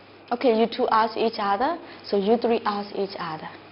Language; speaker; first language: English; non-native, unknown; Burmese